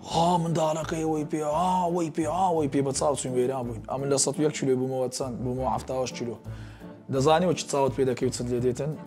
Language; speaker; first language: Central Kurdish; native; Central Kurdish